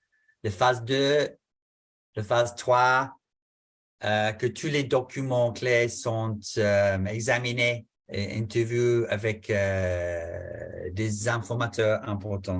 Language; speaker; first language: French; non-native, fluent; English